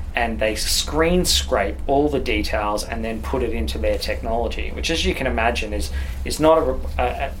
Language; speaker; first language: English; native; English